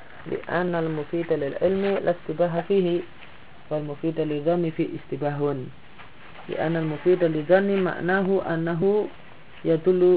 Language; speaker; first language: Arabic; non-native, fluent; Indonesian